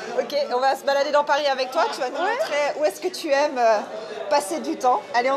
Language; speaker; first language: French; native; French